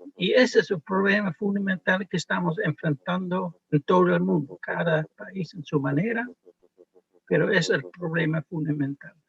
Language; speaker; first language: Spanish; non-native, fluent; Dutch